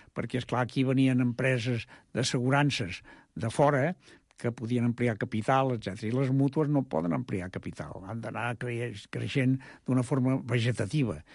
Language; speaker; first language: Catalan; native; Catalan